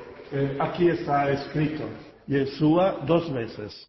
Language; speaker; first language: Spanish; non-native, fluent; Italian